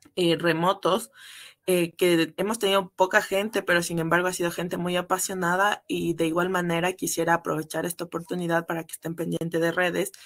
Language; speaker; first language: Spanish; native; Spanish